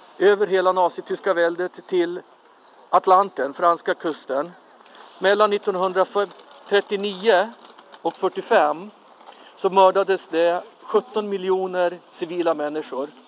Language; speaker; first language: Swedish; early bilingual, other home language; Latvian